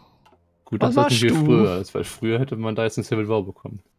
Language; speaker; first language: German; native; German